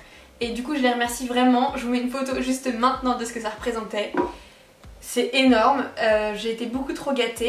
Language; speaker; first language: French; native; French